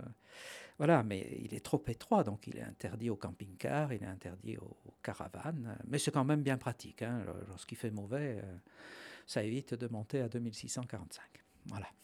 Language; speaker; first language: French; native; French